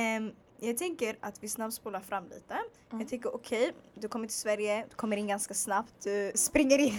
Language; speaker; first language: Swedish; native; Swedish